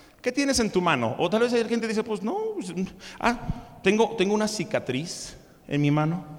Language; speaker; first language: Spanish; early bilingual, other home language; English